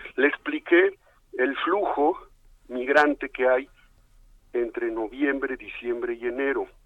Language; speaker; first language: Spanish; native; Spanish